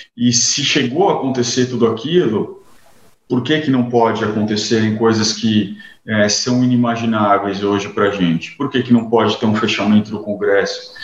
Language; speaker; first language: Portuguese; native; Portuguese